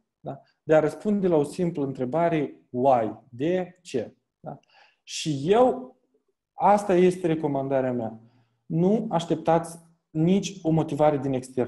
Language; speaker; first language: Romanian; native; Romanian